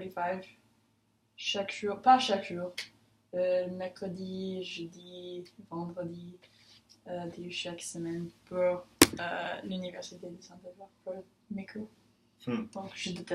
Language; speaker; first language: French; non-native, learner; English